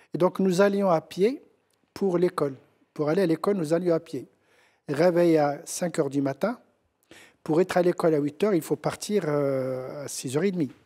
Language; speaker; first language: French; non-native, local second language; Central Atlas Tamazight